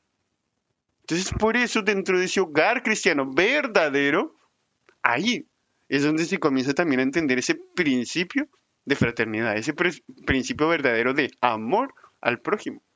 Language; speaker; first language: Spanish; native; Spanish